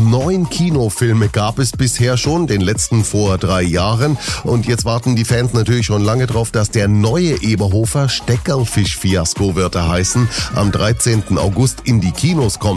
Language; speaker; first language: German; native; German